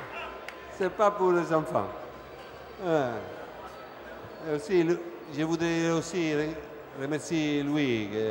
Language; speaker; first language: French; non-native, fluent; Italian